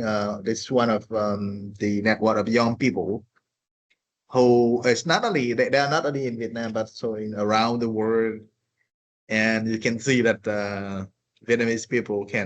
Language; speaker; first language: English; non-native, fluent; Vietnamese